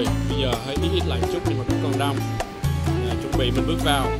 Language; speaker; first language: Vietnamese; early bilingual, heritage; Vietnamese